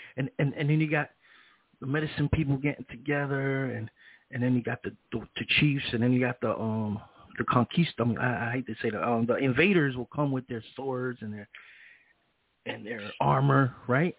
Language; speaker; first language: English; early bilingual, other home language; Spanish